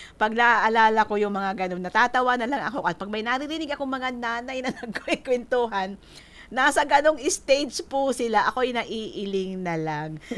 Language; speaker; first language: Filipino; non-native, local second language; Bikol